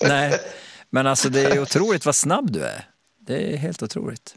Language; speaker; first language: Swedish; native; Swedish